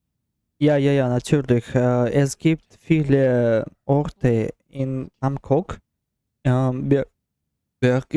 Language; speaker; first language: German; non-native, learner; Russian